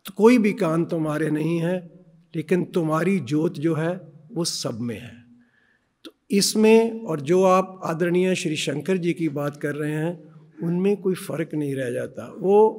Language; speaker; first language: Hindi; non-native, local second language; Punjabi